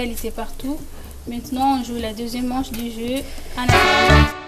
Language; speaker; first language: French; non-native, local second language; Comorian